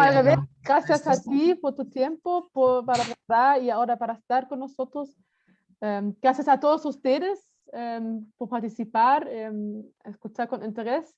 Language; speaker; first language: Spanish; non-native, fluent; German